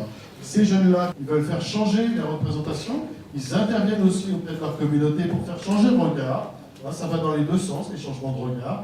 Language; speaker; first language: French; native; French